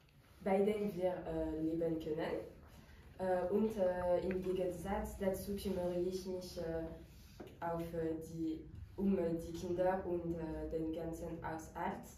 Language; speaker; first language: German; non-native, learner; French